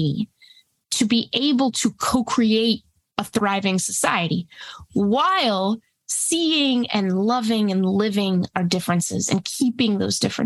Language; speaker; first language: English; early bilingual, other home language; Spanish